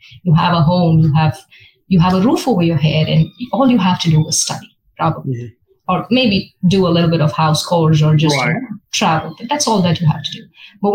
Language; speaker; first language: English; non-native, local second language; Malayalam